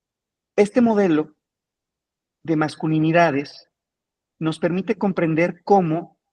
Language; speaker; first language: Spanish; native; Spanish